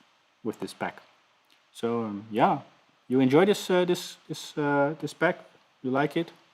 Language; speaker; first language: English; non-native, fluent; Dutch